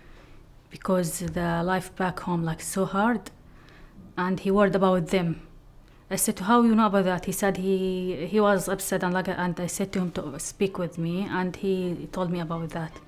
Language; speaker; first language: English; non-native, learner; Arabic